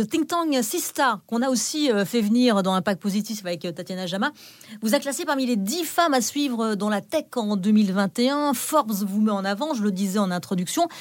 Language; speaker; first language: French; native; French